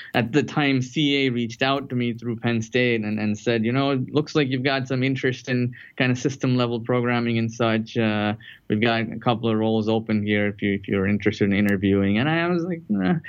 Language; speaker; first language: English; non-native, local second language; Tamil